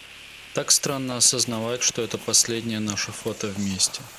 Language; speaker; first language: Russian; native; Russian